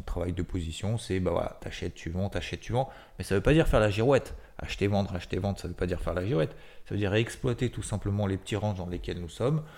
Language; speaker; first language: French; native; French